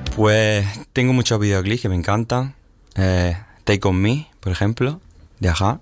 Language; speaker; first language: Spanish; native; Spanish